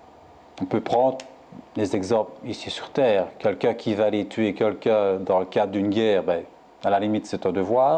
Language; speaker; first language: French; native; French